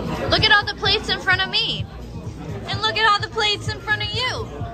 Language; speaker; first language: English; native; English